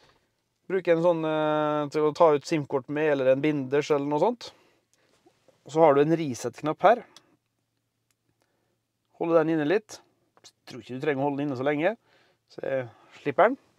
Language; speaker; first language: Norwegian; native; Norwegian